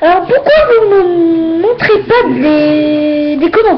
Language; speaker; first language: French; native; French